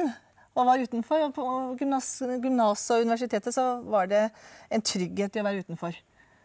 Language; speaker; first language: Norwegian; native; Norwegian